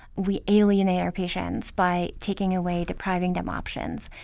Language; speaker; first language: English; early bilingual, other home language; Norwegian